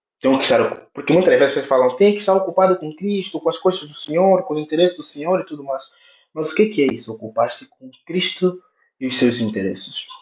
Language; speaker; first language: Portuguese; native; Portuguese